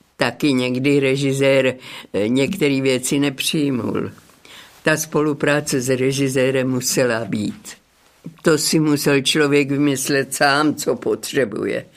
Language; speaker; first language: Czech; native; Czech